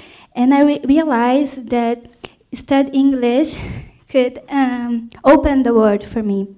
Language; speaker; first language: English; non-native, fluent; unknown